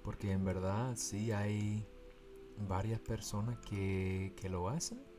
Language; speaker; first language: Spanish; non-native, fluent; English